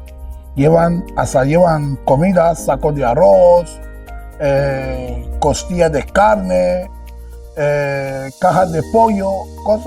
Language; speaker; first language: Spanish; non-native, local second language; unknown